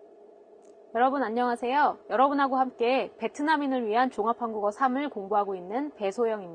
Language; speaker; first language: Korean; native; Korean